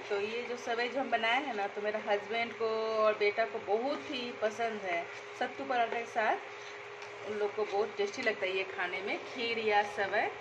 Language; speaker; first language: Hindi; non-native, local second language; Bangla